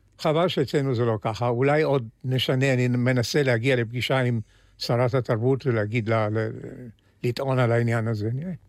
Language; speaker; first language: Hebrew; early bilingual, other home language; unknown